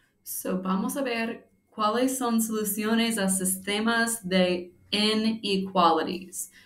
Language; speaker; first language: Spanish; non-native, fluent; English